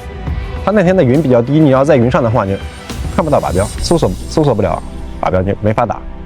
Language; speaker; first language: Chinese; native; Chinese